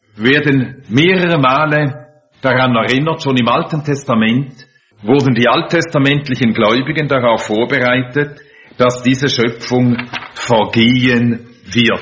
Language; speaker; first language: German; native; German